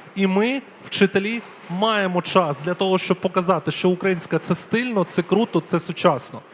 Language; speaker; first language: Ukrainian; non-native, local second language; Russian